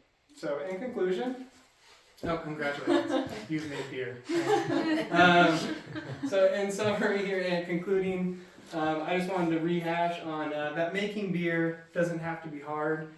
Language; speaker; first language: English; native; English